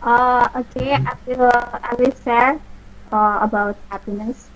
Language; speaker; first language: English; non-native, learner; Indonesian